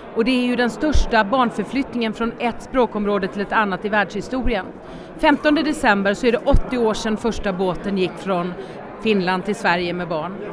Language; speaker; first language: Swedish; native; Swedish